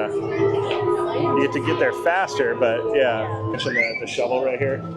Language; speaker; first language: English; native; English